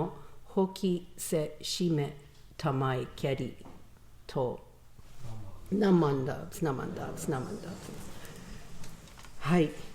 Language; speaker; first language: Japanese; non-native, learner; English